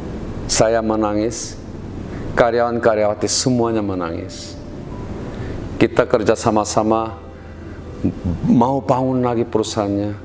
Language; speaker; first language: Indonesian; non-native, learner; Korean